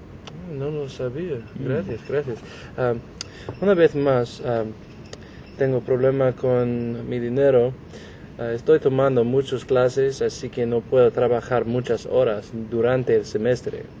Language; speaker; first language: Spanish; non-native, learner; English